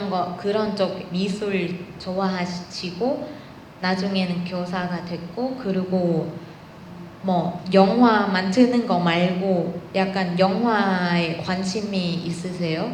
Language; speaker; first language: Korean; non-native, learner; Thai